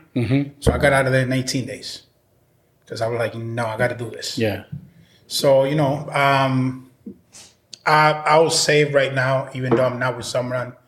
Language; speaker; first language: English; non-native, fluent; Spanish